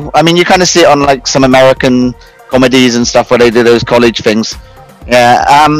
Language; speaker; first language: English; native; English